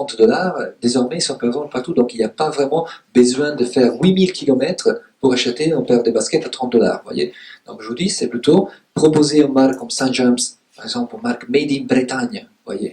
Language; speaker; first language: French; native; French